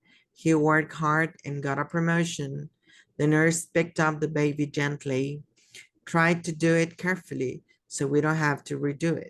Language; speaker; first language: English; non-native, fluent; Spanish